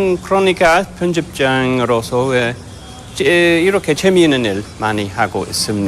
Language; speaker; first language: Korean; non-native, fluent; English